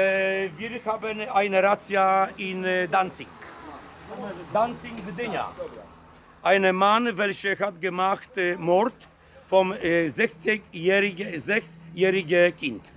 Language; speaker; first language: German; non-native, learner; Polish